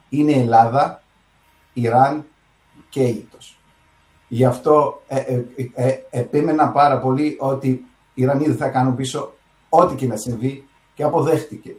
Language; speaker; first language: Greek; early bilingual, heritage; Greek